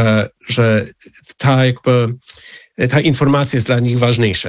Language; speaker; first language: Polish; non-native, fluent; English